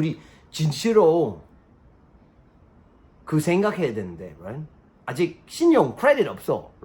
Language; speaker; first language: Korean; non-native, learner; English